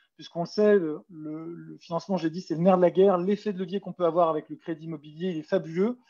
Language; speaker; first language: French; native; French